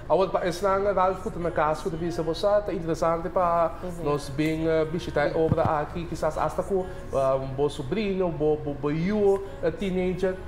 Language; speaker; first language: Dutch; non-native, local second language; Papiamento